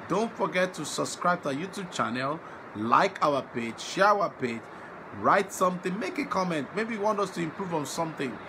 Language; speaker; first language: English; non-native, local second language; Yoruba